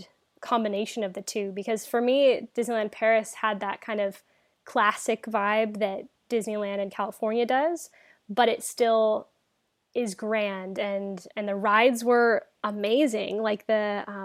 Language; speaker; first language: English; native; English